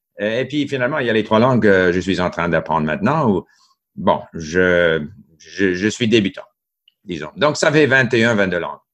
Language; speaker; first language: French; non-native, local second language; English